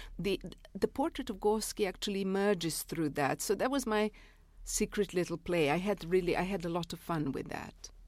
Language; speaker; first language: English; non-native, fluent; Serbian